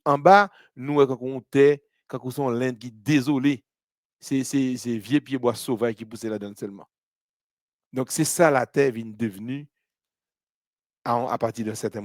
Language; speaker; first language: French; non-native, local second language; Haitian Creole